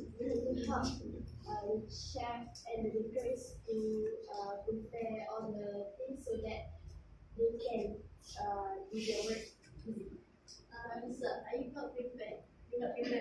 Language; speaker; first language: English; non-native, local second language; Malay